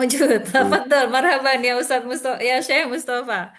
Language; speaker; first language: Arabic; non-native, learner; Indonesian